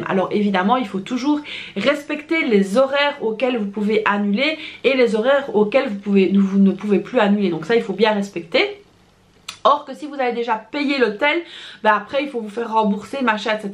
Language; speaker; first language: French; native; French